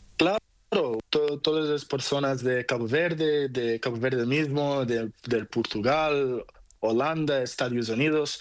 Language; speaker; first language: Spanish; non-native, learner; Portuguese